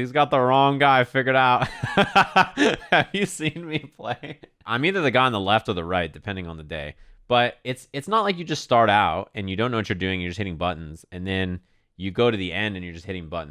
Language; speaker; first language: English; native; English